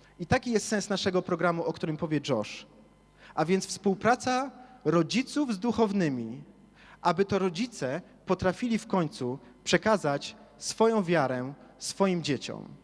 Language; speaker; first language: Polish; native; Polish